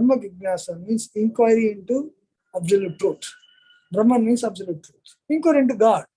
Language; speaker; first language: English; non-native, local second language; Hindi